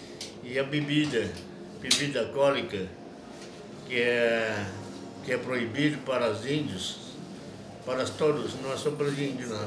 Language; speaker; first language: Portuguese; non-native, local second language; Yanomámi